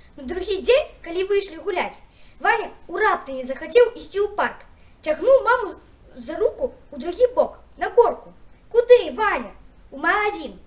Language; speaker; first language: Belarusian; native; Belarusian